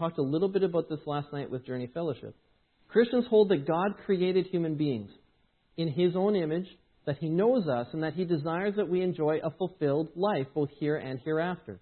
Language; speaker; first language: English; native; English